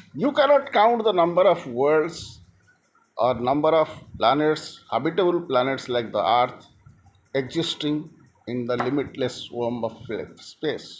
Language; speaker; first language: English; non-native, local second language; Odia